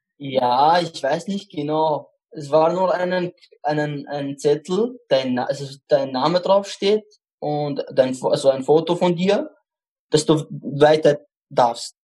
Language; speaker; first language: German; non-native, fluent; Arabic